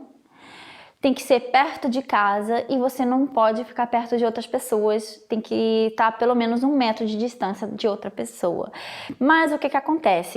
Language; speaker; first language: Portuguese; non-native, fluent; Italian